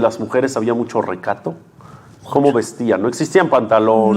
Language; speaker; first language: Spanish; native; Spanish